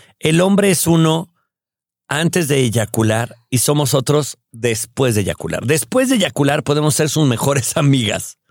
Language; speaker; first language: Spanish; native; Spanish